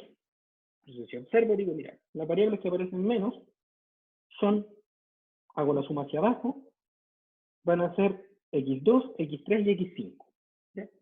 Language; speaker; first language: Spanish; native; Spanish